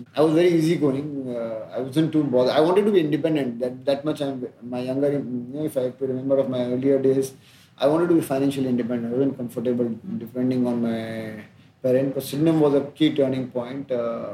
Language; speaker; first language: English; non-native, local second language; Hindi